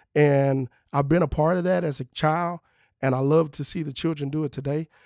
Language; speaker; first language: English; native; English